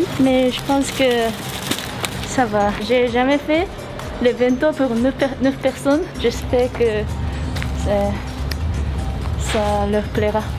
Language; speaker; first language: French; non-native, learner; Japanese